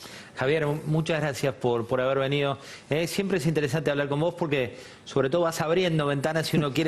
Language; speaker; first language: Spanish; native; Spanish